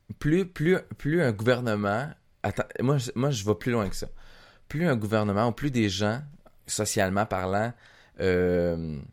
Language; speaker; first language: French; native; French